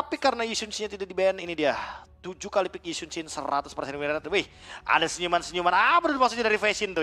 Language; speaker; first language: Indonesian; native; Indonesian